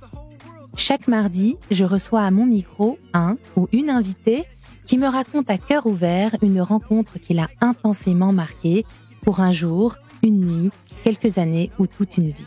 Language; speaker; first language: French; native; French